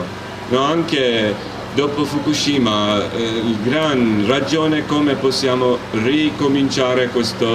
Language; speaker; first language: Italian; non-native, learner; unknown